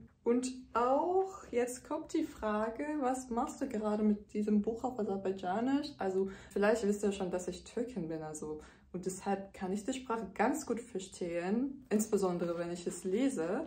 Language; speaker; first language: German; non-native, fluent; Turkish